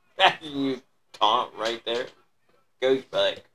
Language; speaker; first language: English; native; English